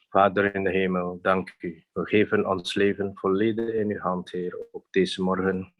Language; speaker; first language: Dutch; non-native, fluent; Indonesian